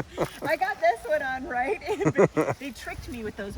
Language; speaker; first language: English; native; English